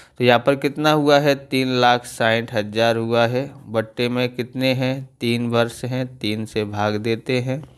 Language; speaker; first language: Hindi; non-native, local second language; Gujarati